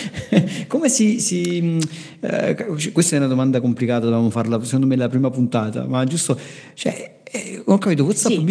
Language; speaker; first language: Italian; native; Italian